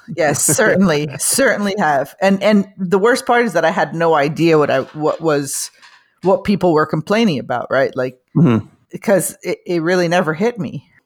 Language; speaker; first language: English; non-native, fluent; Portuguese